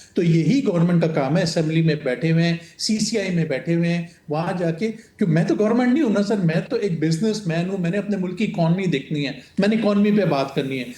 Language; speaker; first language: Urdu; non-native, local second language; Punjabi